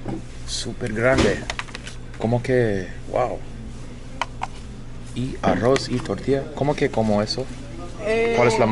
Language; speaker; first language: Spanish; non-native, learner; English